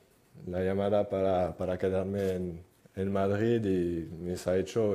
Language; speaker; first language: Spanish; non-native, fluent; French